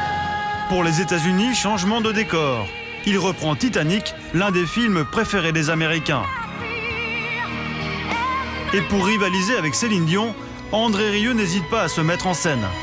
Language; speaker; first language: French; native; French